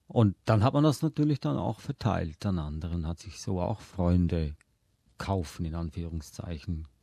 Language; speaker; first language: German; native; German